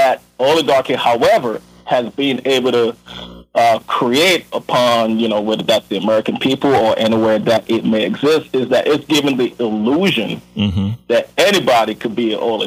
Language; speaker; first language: English; non-native, local second language; Yoruba